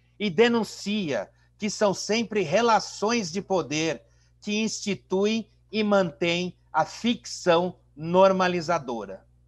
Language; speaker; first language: Portuguese; native; Portuguese